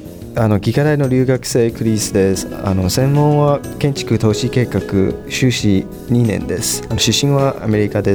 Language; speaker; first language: Japanese; non-native, learner; Chinese